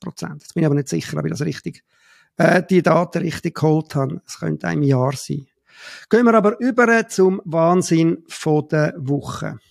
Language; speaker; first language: German; native; German